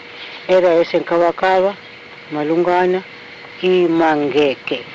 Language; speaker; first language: Portuguese; non-native, local second language; Tsonga